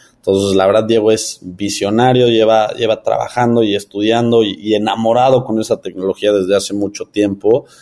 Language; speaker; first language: Spanish; early bilingual, heritage; Spanish